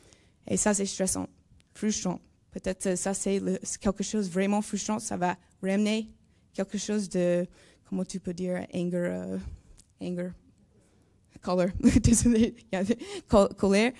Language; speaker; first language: French; non-native, learner; English